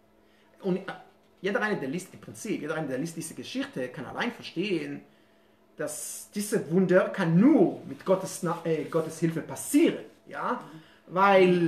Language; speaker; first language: German; non-native, fluent; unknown